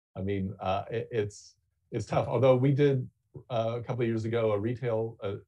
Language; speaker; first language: English; native; English